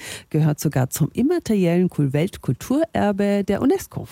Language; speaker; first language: German; native; German